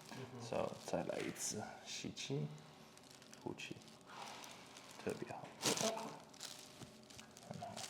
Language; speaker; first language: Chinese; non-native, fluent; English